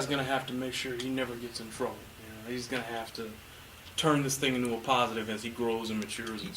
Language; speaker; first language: English; native; English